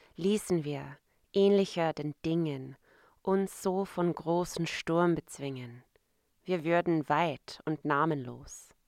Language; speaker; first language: German; non-native, fluent; English